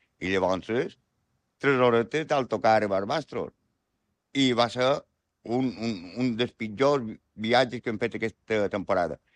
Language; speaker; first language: Catalan; native; Catalan